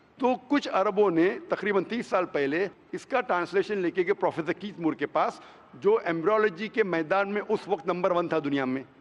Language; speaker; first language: Hindi; non-native, local second language; Konkani